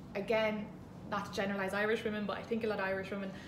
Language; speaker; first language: English; native; English